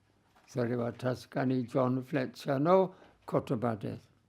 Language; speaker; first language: Japanese; non-native, fluent; English